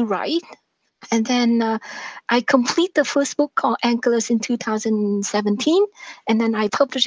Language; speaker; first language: English; non-native, fluent; Vietnamese